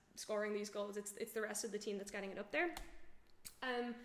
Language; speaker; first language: English; native; English